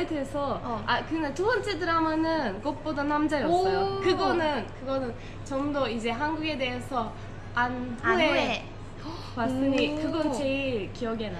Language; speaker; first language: Korean; non-native, fluent; Turkish